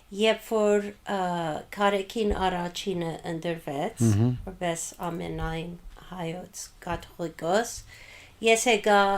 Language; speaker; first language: Armenian; early bilingual, heritage; Armenian